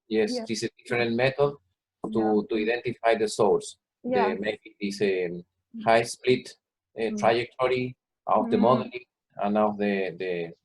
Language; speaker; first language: English; non-native, fluent; Spanish